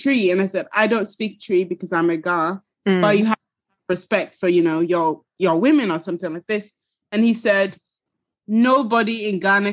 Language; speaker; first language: English; early bilingual, other home language; Ga